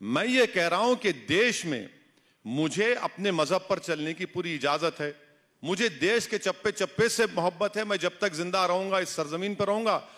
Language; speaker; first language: Hindi; non-native, local second language; Urdu